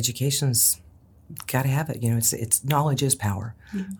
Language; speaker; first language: English; native; English